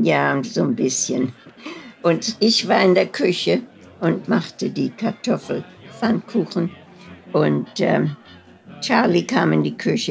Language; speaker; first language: German; early bilingual, heritage; German